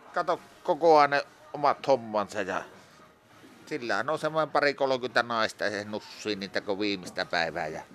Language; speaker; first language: Finnish; native; Finnish